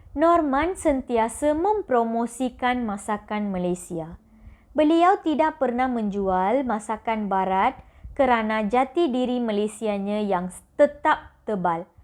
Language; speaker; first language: Malay; non-native, local second language; Tamil